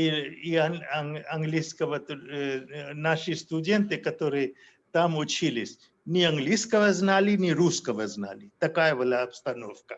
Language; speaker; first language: Russian; non-native, fluent; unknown